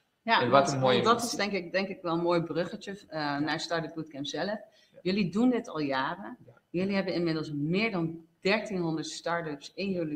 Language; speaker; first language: Dutch; native; Dutch